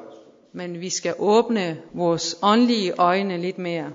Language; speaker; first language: Danish; non-native, fluent; Persian